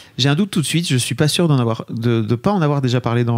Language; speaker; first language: French; native; French